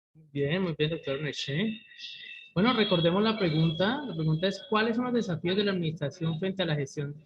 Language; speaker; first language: Spanish; native; Spanish